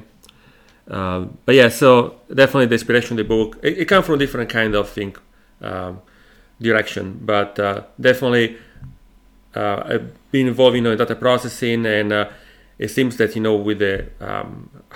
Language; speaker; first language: English; non-native, fluent; Italian